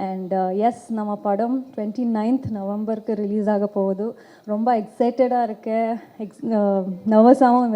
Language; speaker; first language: Tamil; non-native, learner; Kannada